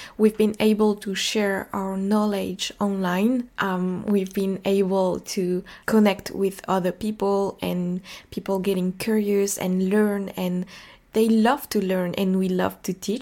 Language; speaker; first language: English; non-native, fluent; French